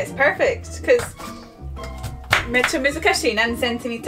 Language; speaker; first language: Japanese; non-native, learner; English